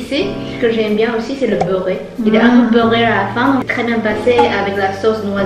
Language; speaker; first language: French; non-native, fluent; Chinese